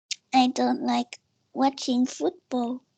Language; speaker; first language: English; non-native, learner; Vietnamese